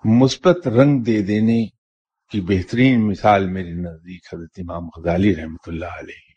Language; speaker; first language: Urdu; native; Urdu